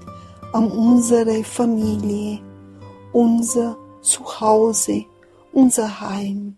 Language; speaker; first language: German; non-native, fluent; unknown